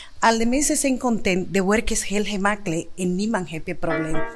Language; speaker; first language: Dutch; non-native, learner; Spanish